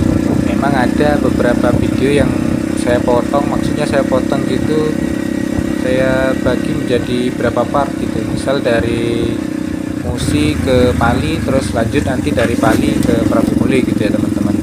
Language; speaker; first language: Indonesian; native; Indonesian